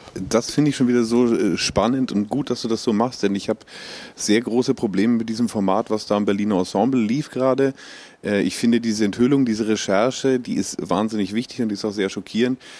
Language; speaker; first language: German; native; German